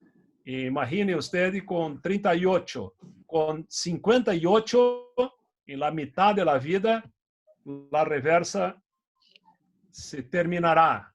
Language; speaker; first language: Spanish; non-native, fluent; Portuguese